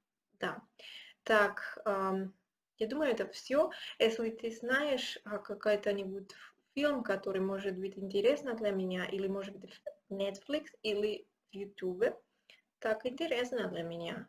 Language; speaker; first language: Russian; non-native, learner; Spanish